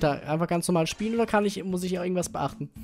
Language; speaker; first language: German; native; German